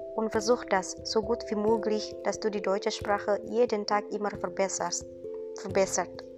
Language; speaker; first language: German; non-native, fluent; Indonesian